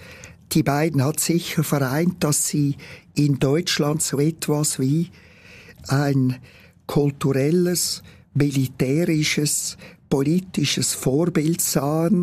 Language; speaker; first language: German; native; German